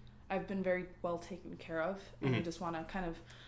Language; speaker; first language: English; early bilingual, other home language; Spanish